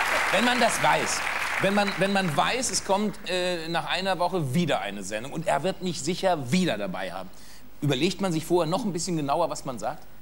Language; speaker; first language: German; non-native, fluent; Dutch